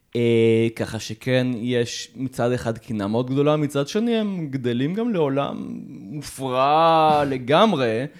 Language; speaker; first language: Hebrew; native; Hebrew